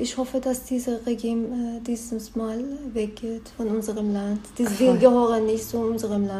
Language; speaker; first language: German; non-native, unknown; Persian